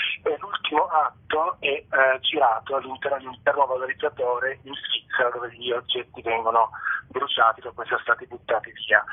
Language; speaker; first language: Italian; native; Italian